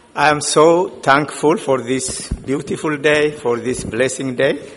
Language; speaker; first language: English; non-native, local second language; Amharic